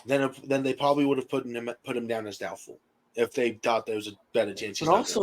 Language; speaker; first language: English; native; English